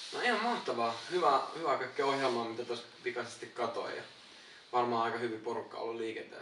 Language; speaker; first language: Finnish; native; Finnish